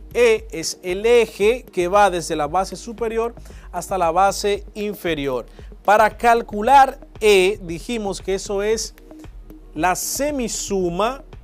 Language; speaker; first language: Spanish; native; Spanish